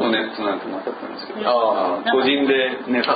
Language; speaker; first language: Japanese; non-native, fluent; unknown